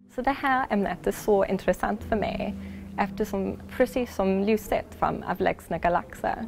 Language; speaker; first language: Swedish; non-native, fluent; English